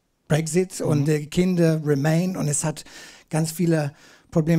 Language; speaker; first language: German; non-native, learner; English